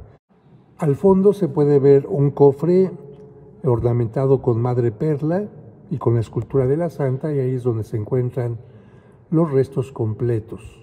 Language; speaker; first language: Spanish; native; Spanish